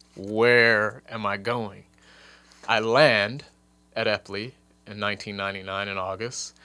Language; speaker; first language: English; native; English